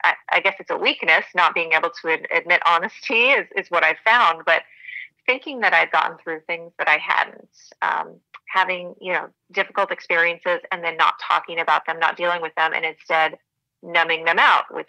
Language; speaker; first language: English; native; English